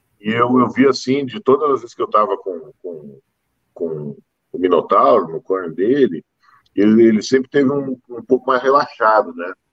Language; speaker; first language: Portuguese; native; Portuguese